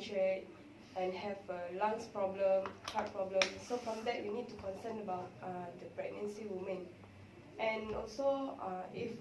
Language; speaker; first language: English; non-native, learner; Malay